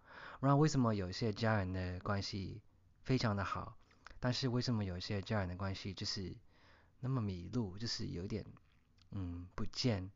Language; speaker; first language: Chinese; early bilingual, heritage; Chinese